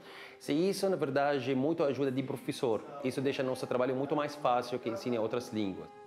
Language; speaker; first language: Portuguese; non-native, learner; Arabic